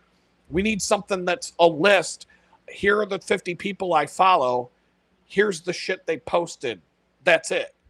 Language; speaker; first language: English; native; English